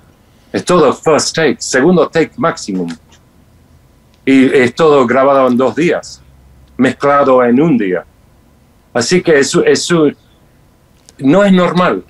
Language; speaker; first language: Spanish; non-native, fluent; English